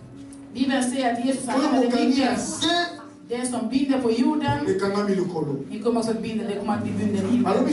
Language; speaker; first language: Swedish; non-native, fluent; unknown